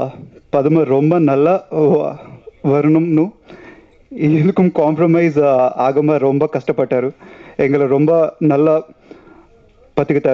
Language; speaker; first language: Tamil; non-native, learner; Telugu